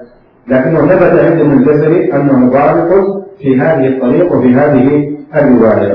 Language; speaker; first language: Arabic; native; Arabic